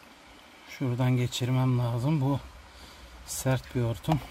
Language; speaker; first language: Turkish; native; Turkish